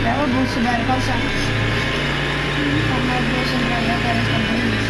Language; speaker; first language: Swedish; native; Swedish